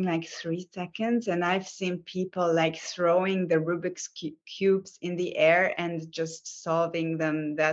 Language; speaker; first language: English; non-native, fluent; Hungarian